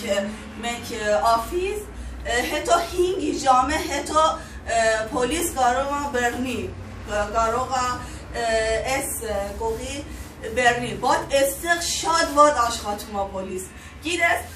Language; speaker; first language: Armenian; non-native, learner; Persian